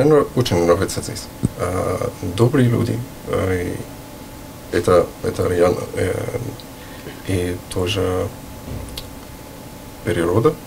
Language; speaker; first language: Russian; non-native, learner; Arabic